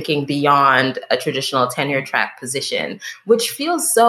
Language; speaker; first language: English; native; English